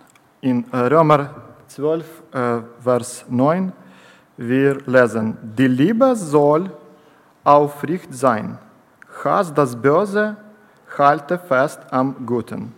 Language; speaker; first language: German; non-native, learner; Ukrainian